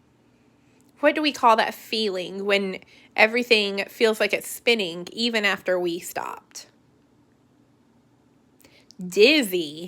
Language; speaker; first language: English; native; English